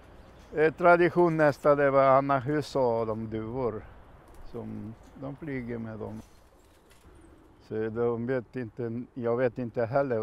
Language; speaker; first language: Swedish; non-native, fluent; Macedonian